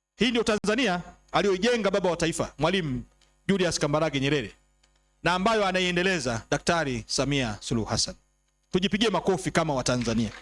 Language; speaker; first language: Swahili; native; Swahili